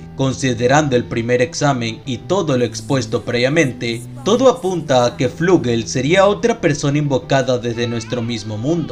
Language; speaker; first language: Spanish; native; Spanish